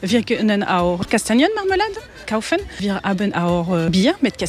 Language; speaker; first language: German; non-native, learner; French